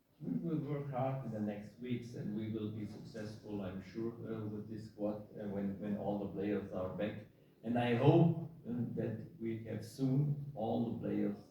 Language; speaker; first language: English; non-native, fluent; German